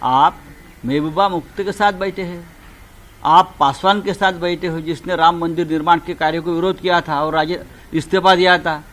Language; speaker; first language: Hindi; non-native, local second language; Marathi